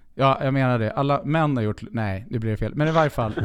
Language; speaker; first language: Swedish; native; Swedish